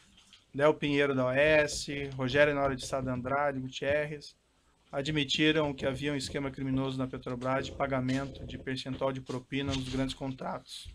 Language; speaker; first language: Portuguese; native; Portuguese